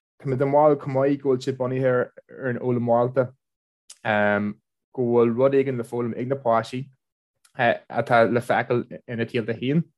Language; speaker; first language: Irish; non-native, local second language; English